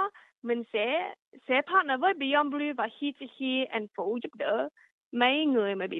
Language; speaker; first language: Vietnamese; early bilingual, heritage; Vietnamese